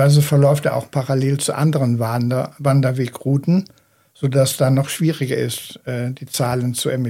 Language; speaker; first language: German; native; German